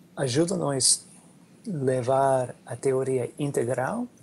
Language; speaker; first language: Portuguese; non-native, learner; English